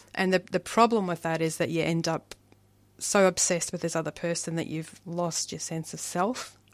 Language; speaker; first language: English; native; English